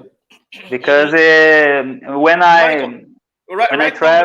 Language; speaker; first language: English; non-native, learner; Portuguese